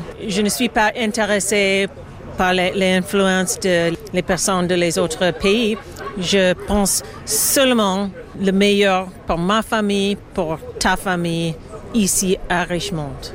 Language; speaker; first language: French; non-native, learner; English